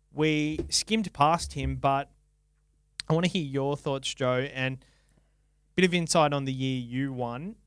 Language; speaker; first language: English; native; English